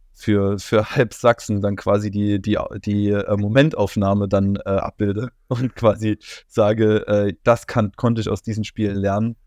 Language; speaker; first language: German; native; German